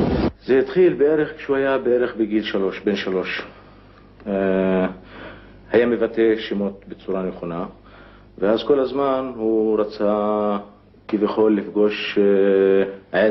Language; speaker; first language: Hebrew; non-native, local second language; Arabic